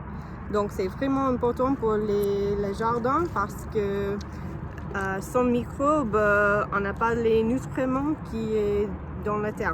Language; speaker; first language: French; non-native, learner; English